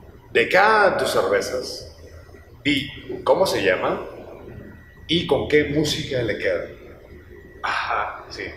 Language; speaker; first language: Spanish; native; Spanish